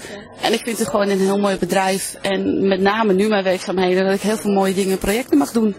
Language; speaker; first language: Dutch; native; Dutch